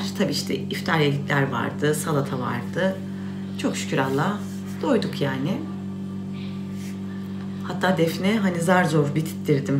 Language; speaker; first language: Turkish; native; Turkish